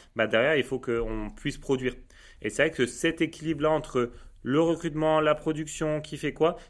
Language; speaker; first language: French; native; French